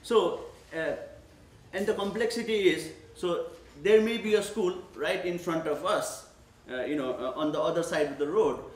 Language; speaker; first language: English; non-native, local second language; Nepali